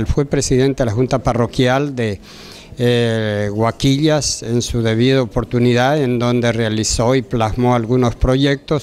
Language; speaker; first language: Spanish; native; Spanish